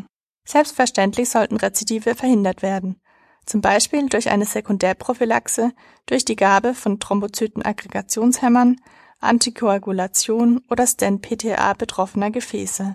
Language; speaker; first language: German; native; German